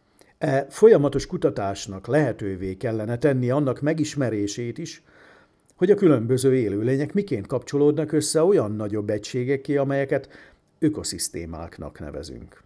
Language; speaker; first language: Hungarian; native; Hungarian